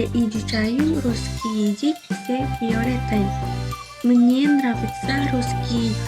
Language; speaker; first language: Russian; non-native, learner; Indonesian